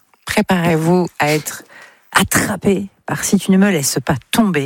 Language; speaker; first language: French; native; French